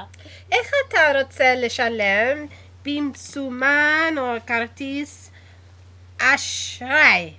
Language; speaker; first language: Hebrew; non-native, learner; English